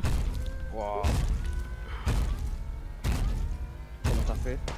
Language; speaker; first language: French; native; French